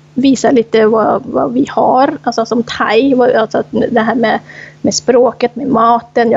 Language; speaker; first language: Swedish; non-native, fluent; Thai